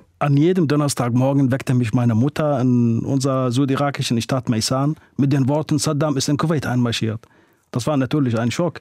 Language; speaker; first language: German; non-native, fluent; Arabic